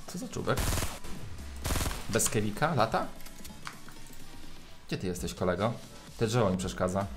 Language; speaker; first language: Polish; native; Polish